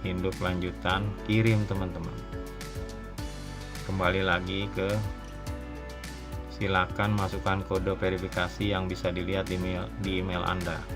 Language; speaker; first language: Indonesian; native; Indonesian